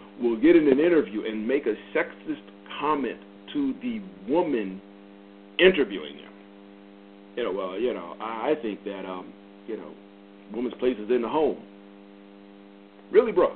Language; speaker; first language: English; native; English